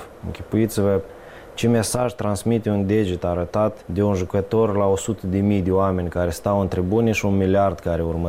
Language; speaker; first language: Romanian; native; Romanian